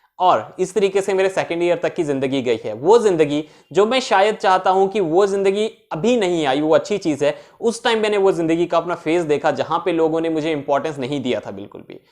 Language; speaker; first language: Hindi; native; Hindi